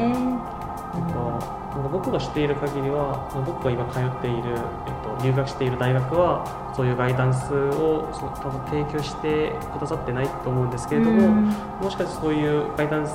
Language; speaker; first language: Japanese; non-native, fluent; Korean